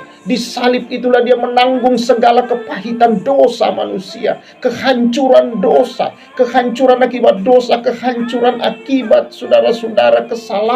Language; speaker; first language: Indonesian; native; Indonesian